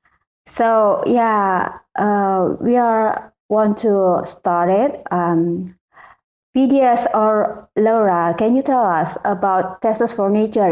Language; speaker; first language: English; non-native, learner; Indonesian